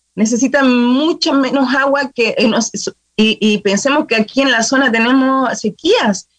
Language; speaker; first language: Spanish; native; Spanish